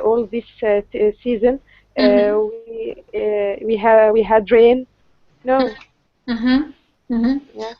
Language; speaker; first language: English; non-native, learner; Arabic